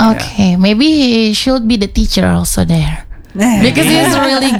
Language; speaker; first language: English; non-native, fluent; Indonesian